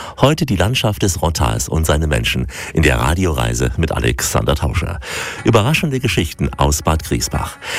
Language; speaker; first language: German; native; German